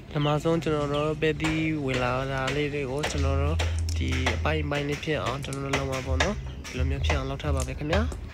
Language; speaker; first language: Burmese; native; Burmese